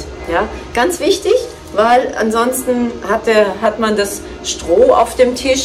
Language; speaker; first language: German; native; German